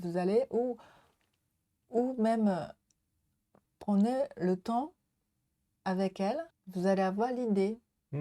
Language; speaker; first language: French; non-native, learner; Japanese